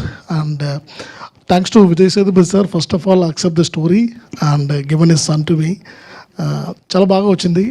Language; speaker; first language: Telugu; non-native, learner; Tamil